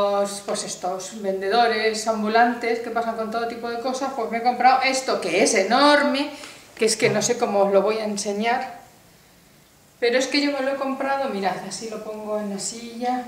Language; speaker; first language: Spanish; native; Spanish